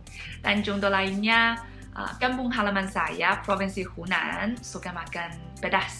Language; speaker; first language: Indonesian; non-native, fluent; Chinese